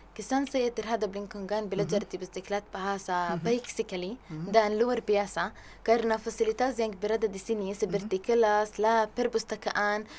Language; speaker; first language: Indonesian; non-native, learner; Arabic